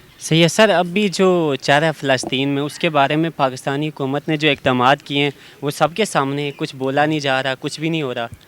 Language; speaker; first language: Urdu; non-native, local second language; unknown